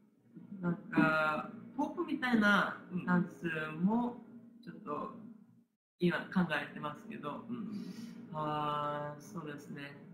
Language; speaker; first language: Japanese; non-native, learner; Korean